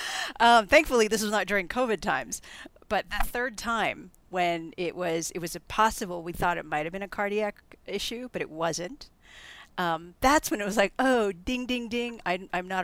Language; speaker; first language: English; non-native, local second language; Filipino